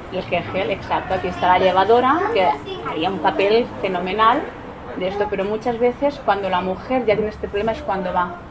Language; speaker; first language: Spanish; non-native, local second language; Catalan